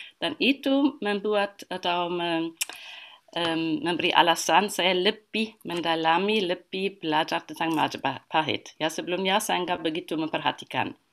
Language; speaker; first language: Indonesian; non-native, fluent; German